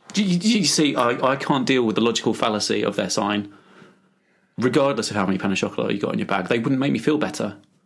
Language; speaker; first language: English; native; English